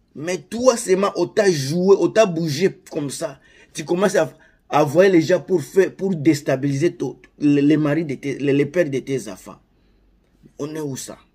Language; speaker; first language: French; non-native, local second language; Lingala